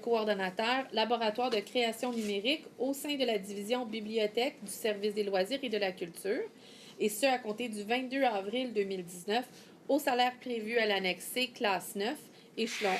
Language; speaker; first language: French; native; French